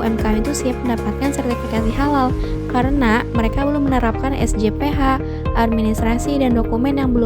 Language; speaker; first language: Indonesian; native; Indonesian